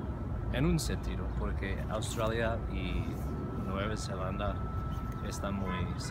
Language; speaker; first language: Spanish; non-native, fluent; English